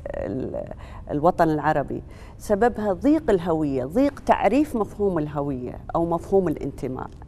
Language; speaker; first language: Arabic; native; Arabic